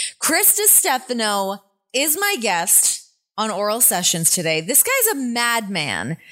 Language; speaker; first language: English; native; English